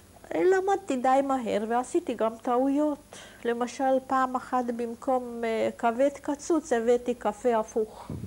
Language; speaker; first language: Hebrew; non-native, fluent; Hungarian